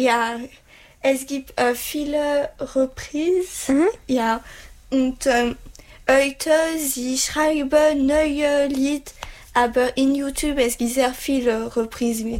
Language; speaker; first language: German; non-native, learner; French